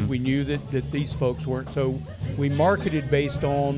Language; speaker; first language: English; native; English